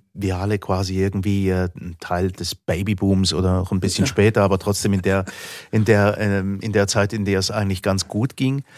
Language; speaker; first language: German; native; German